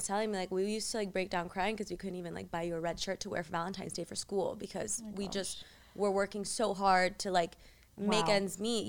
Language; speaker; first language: English; early bilingual, other home language; Spanish